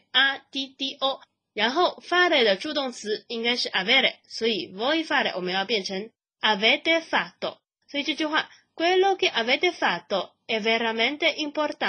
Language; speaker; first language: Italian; non-native, fluent; Chinese